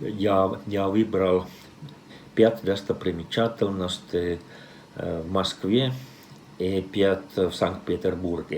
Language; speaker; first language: Russian; non-native, fluent; Finnish